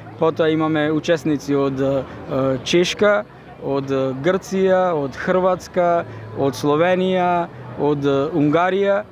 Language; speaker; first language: Macedonian; native; Macedonian